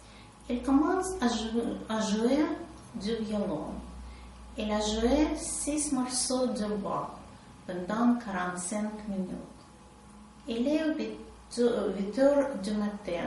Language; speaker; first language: French; non-native, learner; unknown